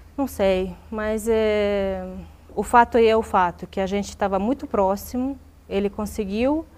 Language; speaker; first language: Portuguese; non-native, fluent; Russian